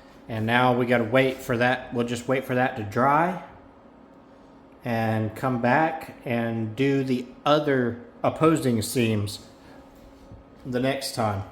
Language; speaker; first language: English; native; English